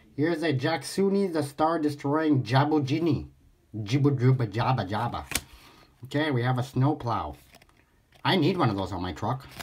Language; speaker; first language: English; native; English